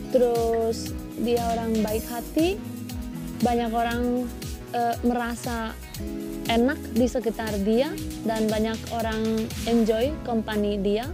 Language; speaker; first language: Indonesian; non-native, fluent; Spanish